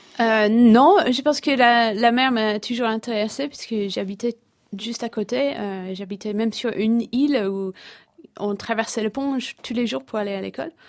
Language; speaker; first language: French; non-native, fluent; English